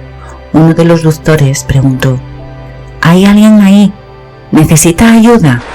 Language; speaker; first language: Spanish; native; Spanish